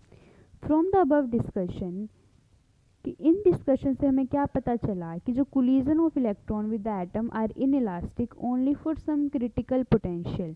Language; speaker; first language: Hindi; native; Hindi